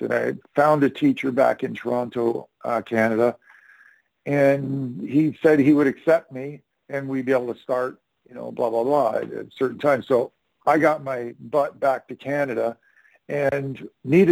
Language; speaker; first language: English; native; English